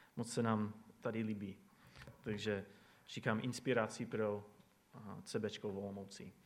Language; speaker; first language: Czech; non-native, fluent; English